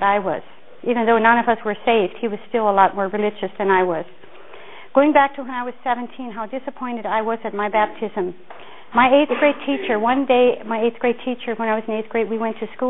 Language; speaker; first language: English; native; English